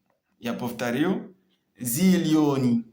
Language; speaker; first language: Russian; non-native, learner; French